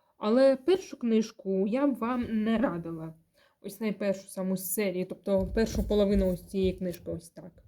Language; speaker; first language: Ukrainian; non-native, local second language; Russian